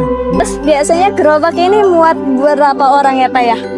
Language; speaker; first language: Indonesian; native; Indonesian